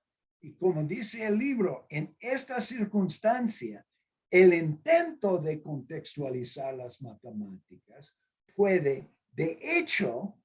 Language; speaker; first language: Spanish; non-native, fluent; English